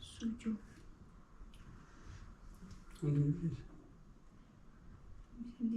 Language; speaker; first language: Turkish; non-native, learner; Lao